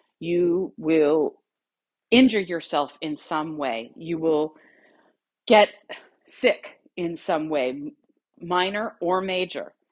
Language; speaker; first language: English; native; English